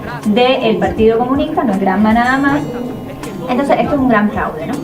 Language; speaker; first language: Spanish; native; Spanish